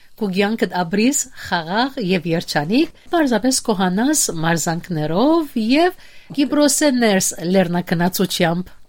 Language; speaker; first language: Armenian; early bilingual, heritage; Armenian